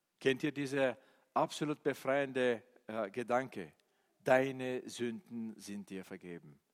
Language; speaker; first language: German; non-native, fluent; Bulgarian